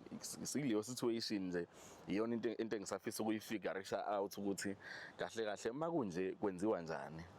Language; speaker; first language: Zulu; native; Zulu